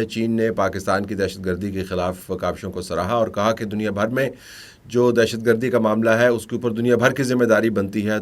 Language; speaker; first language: Urdu; native; Urdu